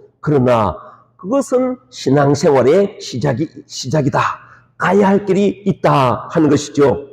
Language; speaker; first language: Korean; native; Korean